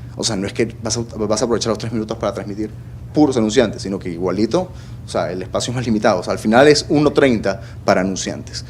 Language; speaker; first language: Spanish; native; Spanish